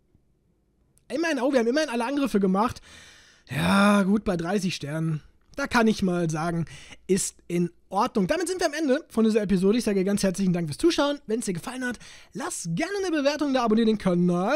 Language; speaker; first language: German; native; German